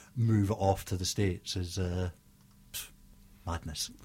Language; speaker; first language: English; native; English